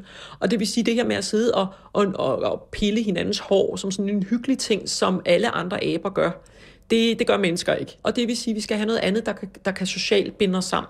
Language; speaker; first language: Danish; native; Danish